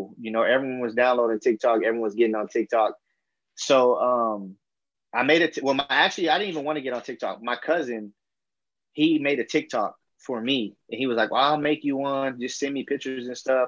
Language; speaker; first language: English; native; English